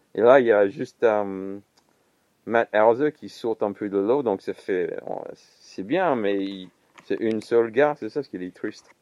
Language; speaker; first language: French; non-native, fluent; English